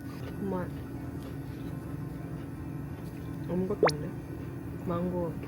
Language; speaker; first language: Korean; non-native, fluent; Japanese